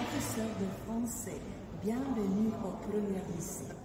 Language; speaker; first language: French; non-native, fluent; Croatian